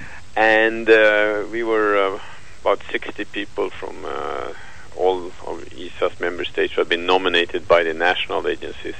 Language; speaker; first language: English; non-native, fluent; Swedish